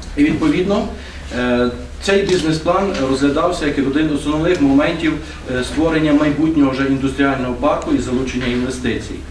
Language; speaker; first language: Ukrainian; native; Ukrainian